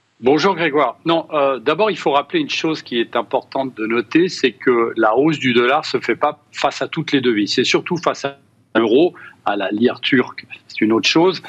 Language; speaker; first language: French; native; French